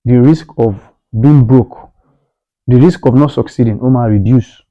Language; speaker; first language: English; non-native, local second language; Yoruba